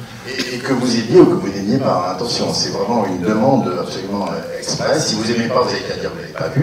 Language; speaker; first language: French; native; French